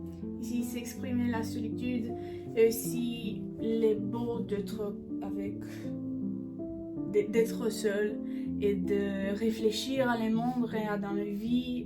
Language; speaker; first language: French; non-native, learner; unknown